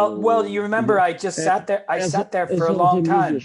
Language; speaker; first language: English; native; English